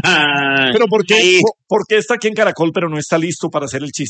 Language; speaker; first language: Spanish; native; Spanish